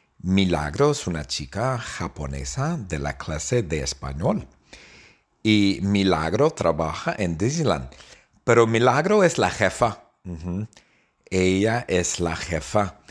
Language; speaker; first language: Spanish; non-native, fluent; English